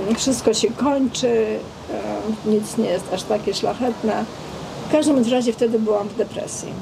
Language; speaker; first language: Polish; non-native, fluent; Armenian